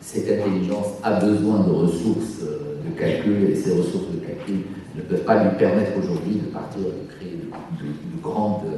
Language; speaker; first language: French; non-native, local second language; Arabic